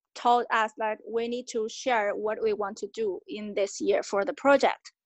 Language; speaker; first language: English; non-native, fluent; Chinese